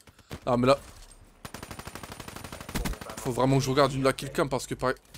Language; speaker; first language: French; native; French